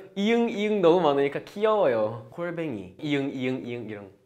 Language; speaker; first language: Korean; non-native, fluent; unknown